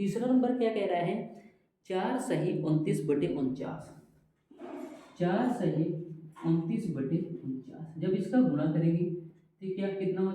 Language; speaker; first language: Hindi; native; Hindi